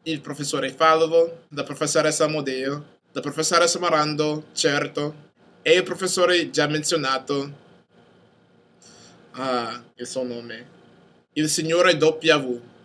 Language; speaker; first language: Italian; non-native, fluent; English